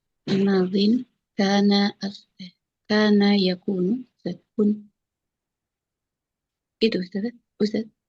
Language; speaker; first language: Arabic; non-native, learner; Indonesian